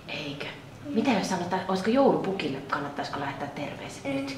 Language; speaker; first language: Finnish; native; Finnish